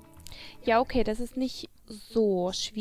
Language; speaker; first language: German; non-native, fluent; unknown